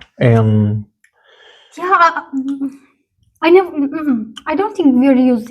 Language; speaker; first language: English; non-native, learner; Turkish